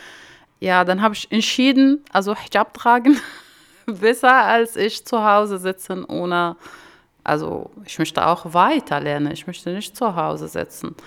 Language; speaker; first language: German; non-native, learner; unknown